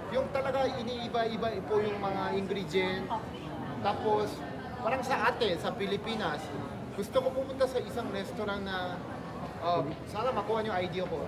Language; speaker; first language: Filipino; non-native, fluent; Korean